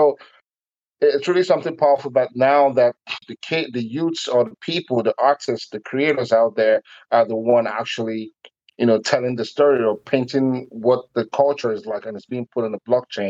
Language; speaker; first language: English; non-native, local second language; Igbo